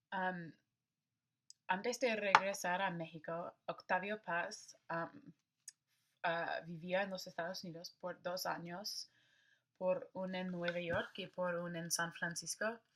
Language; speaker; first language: Spanish; non-native, learner; English